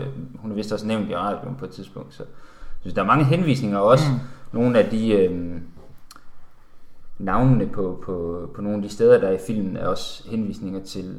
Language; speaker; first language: Danish; native; Danish